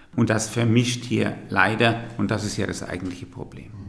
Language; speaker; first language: German; non-native, fluent; Hebrew